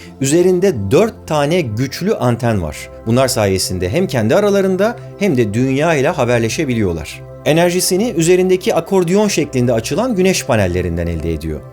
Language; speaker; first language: Turkish; native; Turkish